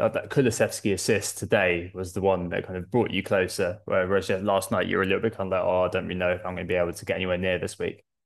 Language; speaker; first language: English; native; English